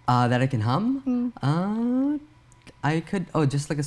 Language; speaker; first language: English; early bilingual, other home language; Urdu